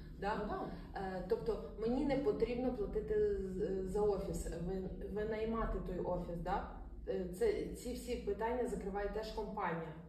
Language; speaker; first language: Ukrainian; non-native, local second language; Russian